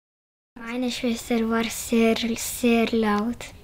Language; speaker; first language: German; non-native, local second language; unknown